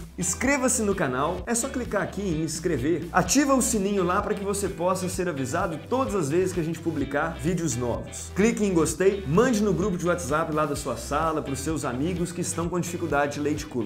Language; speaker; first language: Portuguese; native; Portuguese